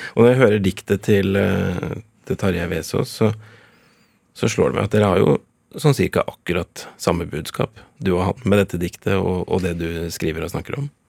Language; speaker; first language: Norwegian; native; Norwegian